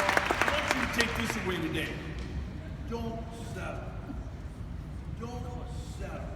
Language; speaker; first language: English; native; English